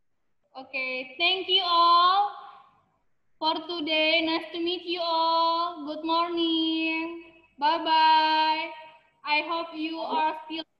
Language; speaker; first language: English; non-native, learner; Indonesian